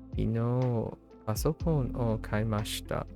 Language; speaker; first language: Japanese; non-native, learner; English